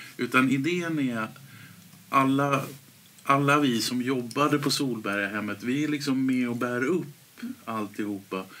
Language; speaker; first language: Swedish; native; Swedish